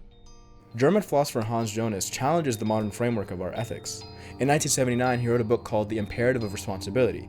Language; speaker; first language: English; native; English